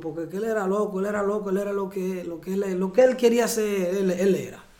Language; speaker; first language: Spanish; early bilingual, heritage; Spanish